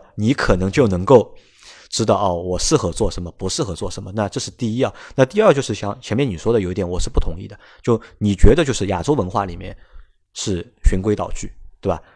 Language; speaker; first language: Chinese; non-native, local second language; Wu Chinese